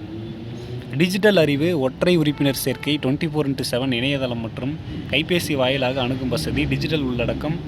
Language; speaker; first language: Tamil; native; Tamil